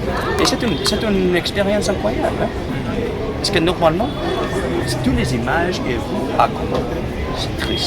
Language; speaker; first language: French; non-native, learner; English